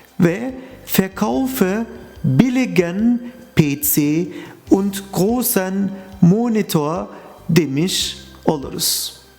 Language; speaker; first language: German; non-native, fluent; Turkish